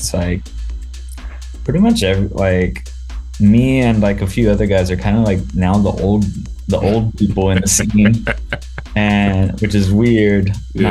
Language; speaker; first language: English; native; English